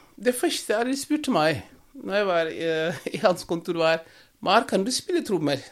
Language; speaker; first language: Norwegian; non-native, fluent; Wolof